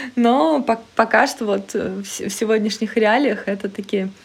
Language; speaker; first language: Russian; native; Russian